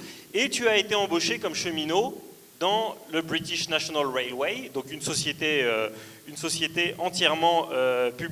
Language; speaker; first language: French; native; French